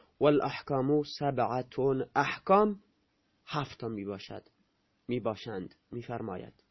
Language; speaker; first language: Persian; non-native, local second language; Baluchi